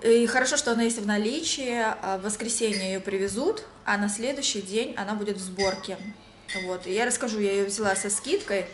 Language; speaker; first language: Russian; native; Russian